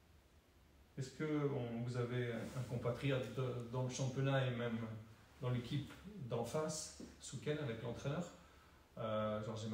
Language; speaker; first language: French; native; French